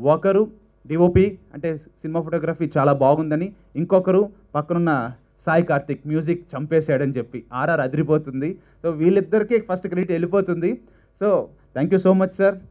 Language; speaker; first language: Telugu; native; Telugu